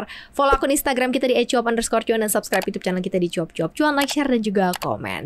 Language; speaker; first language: Indonesian; native; Indonesian